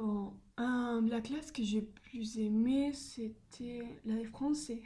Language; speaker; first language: French; non-native, learner; Spanish